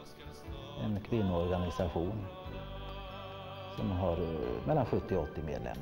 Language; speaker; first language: Swedish; native; Swedish